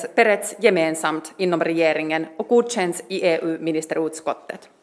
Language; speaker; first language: Swedish; non-native, learner; Finnish